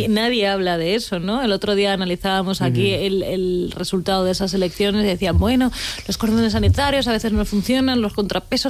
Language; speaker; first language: Spanish; native; Spanish